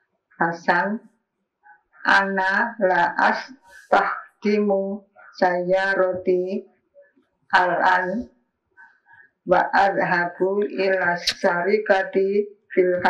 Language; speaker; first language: Arabic; non-native, learner; Indonesian